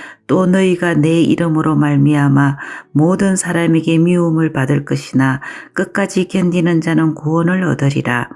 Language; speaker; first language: Korean; native; Korean